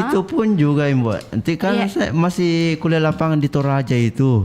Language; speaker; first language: Indonesian; native; Indonesian